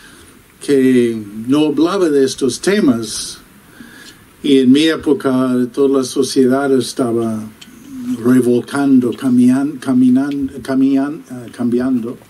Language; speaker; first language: Spanish; non-native, fluent; English